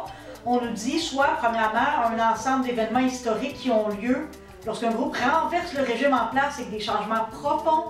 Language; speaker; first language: French; native; French